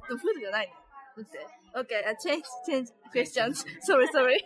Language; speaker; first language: English; non-native, learner; Japanese